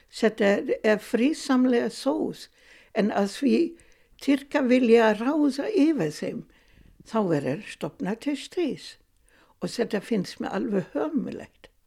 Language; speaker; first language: Icelandic; non-native, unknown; German